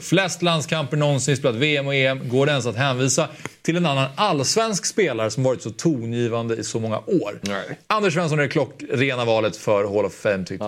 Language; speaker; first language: Swedish; native; Swedish